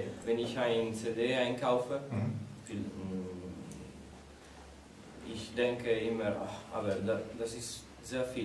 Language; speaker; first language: German; non-native, learner; Italian